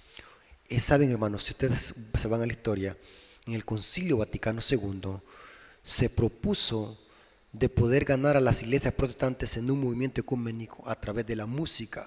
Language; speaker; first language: Spanish; native; Spanish